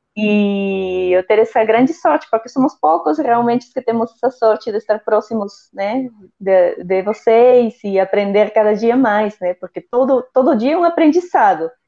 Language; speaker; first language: Portuguese; non-native, fluent; Spanish